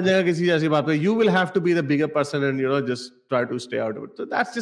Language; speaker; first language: Hindi; native; Hindi